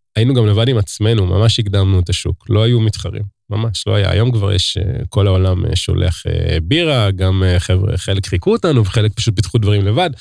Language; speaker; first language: Hebrew; native; Hebrew